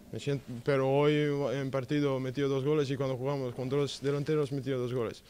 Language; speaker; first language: Spanish; non-native, learner; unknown